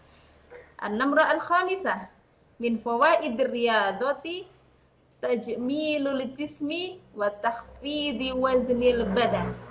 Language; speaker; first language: Arabic; non-native, fluent; Indonesian